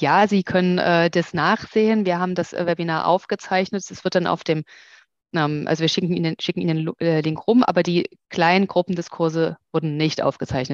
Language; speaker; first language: German; native; German